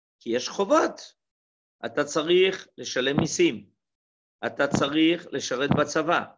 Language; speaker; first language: Hebrew; non-native, fluent; French